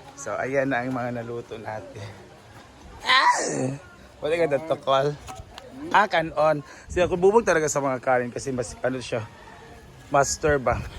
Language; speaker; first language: Filipino; non-native, local second language; Cebuano